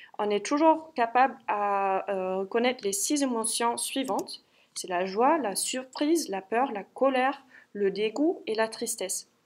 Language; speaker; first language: French; non-native, fluent; German